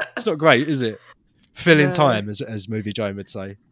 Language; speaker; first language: English; native; English